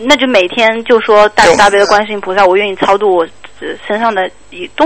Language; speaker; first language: Chinese; native; Chinese